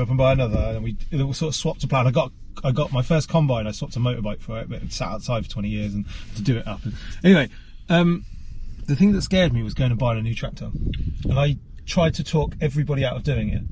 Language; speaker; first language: English; native; English